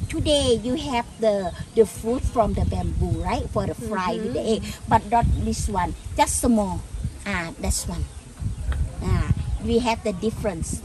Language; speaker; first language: English; non-native, learner; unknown